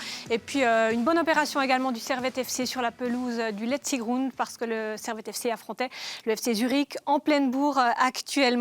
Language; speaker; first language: French; native; French